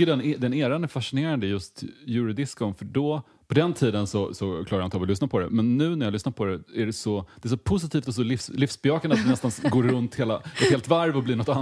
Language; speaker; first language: Swedish; native; Swedish